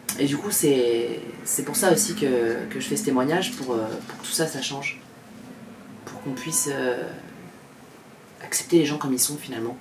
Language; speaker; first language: French; native; French